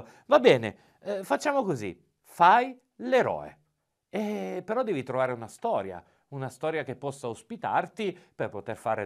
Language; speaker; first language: Italian; native; Italian